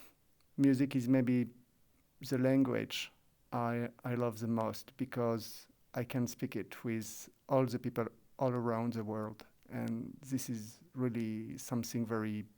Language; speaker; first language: English; non-native, fluent; French